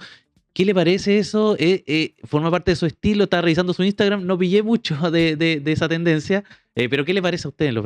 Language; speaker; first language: Spanish; native; Spanish